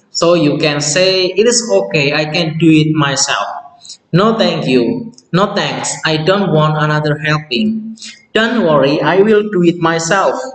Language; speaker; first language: English; non-native, fluent; Indonesian